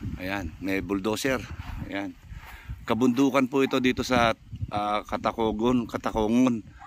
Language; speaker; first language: Filipino; native; Filipino